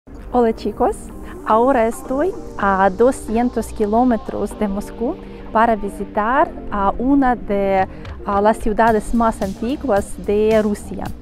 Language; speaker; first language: Spanish; non-native, fluent; Russian